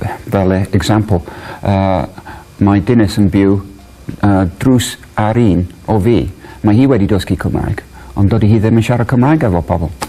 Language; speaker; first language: Welsh; non-native, learner; English